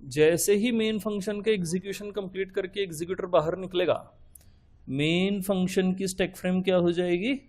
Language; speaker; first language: Hindi; non-native, local second language; Marathi